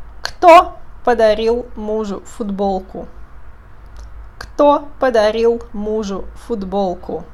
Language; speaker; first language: Russian; non-native, fluent; Portuguese